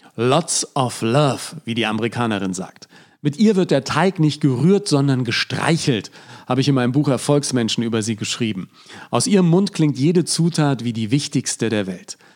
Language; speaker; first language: German; native; German